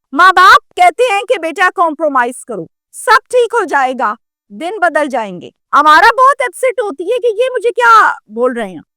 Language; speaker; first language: Urdu; native; Urdu